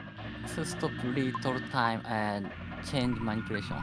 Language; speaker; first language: English; non-native, learner; Japanese